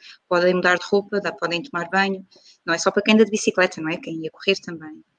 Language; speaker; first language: Portuguese; native; Portuguese